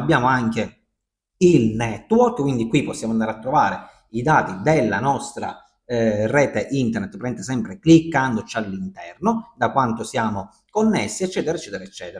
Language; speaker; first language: Italian; native; Italian